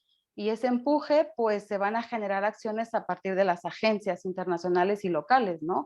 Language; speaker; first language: Spanish; native; Spanish